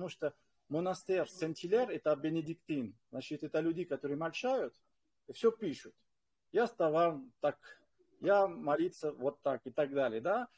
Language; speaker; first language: Russian; non-native, fluent; French